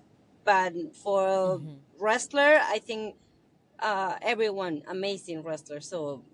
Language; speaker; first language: English; non-native, learner; Spanish